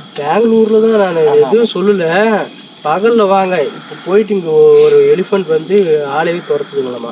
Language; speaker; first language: Tamil; native; Tamil